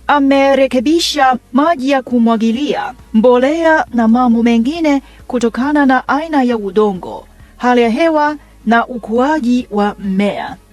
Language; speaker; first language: Swahili; non-native, fluent; Chinese